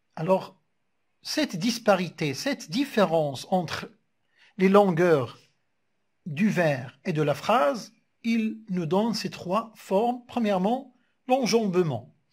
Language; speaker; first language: French; non-native, local second language; Arabic